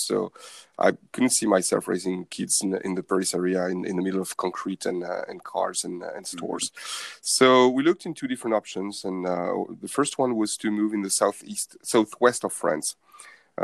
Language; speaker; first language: English; non-native, fluent; French